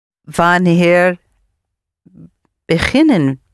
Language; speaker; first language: Dutch; non-native, learner; English